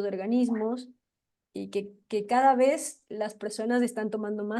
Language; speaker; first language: Spanish; native; Spanish